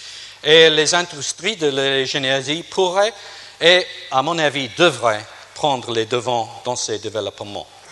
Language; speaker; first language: French; non-native, fluent; English